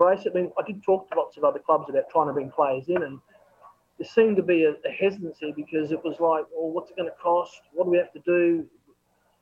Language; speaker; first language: English; native; English